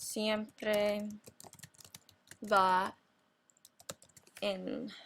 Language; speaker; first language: Spanish; non-native, fluent; English